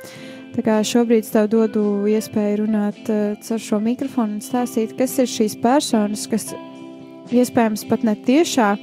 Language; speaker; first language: Latvian; native; Latvian